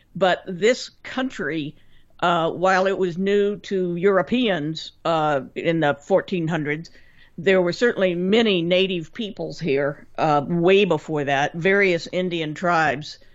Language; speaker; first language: English; native; English